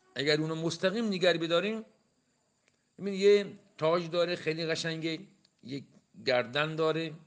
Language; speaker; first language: Persian; non-native, local second language; Baluchi